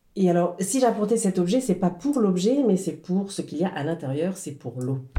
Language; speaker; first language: French; early bilingual, other home language; Arabic